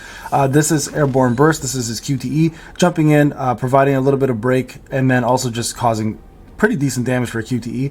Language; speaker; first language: English; native; English